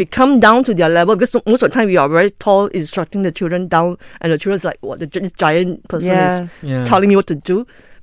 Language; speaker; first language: English; non-native, local second language; Cantonese